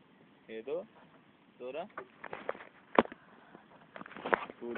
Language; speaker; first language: Greek; non-native, learner; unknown